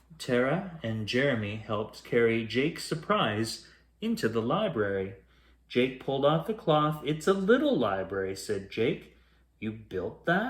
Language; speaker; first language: English; native; English